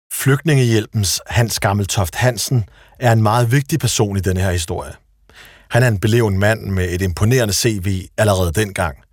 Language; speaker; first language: Danish; early bilingual, other home language; Arabic